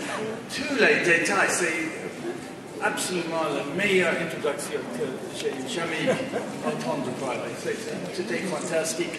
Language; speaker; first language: French; non-native, fluent; English